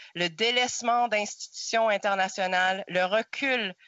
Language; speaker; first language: French; non-native, local second language; English